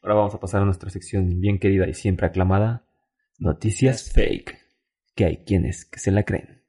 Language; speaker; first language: Spanish; native; Spanish